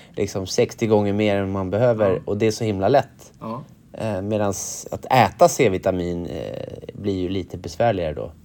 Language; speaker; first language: Swedish; native; Swedish